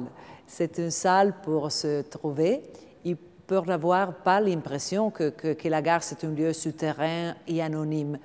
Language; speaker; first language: French; non-native, learner; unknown